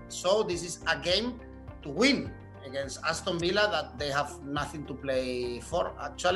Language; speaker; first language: English; non-native, fluent; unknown